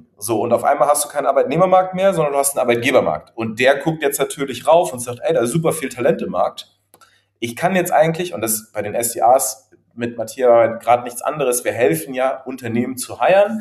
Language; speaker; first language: German; native; German